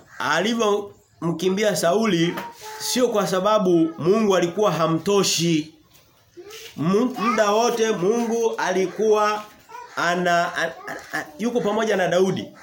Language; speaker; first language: Swahili; native; Swahili